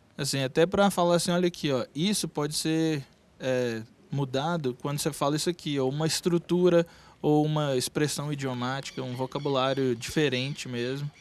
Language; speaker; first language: Portuguese; native; Portuguese